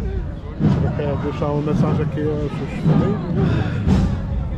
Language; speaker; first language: Portuguese; native; Portuguese